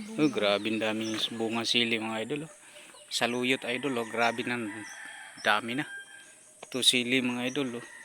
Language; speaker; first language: Filipino; non-native, local second language; Bikol